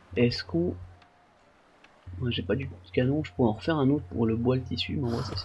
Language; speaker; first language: French; native; French